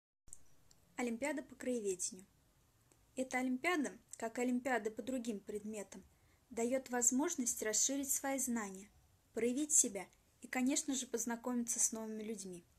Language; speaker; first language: Russian; native; Russian